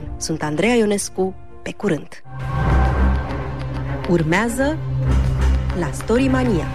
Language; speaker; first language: Romanian; native; Romanian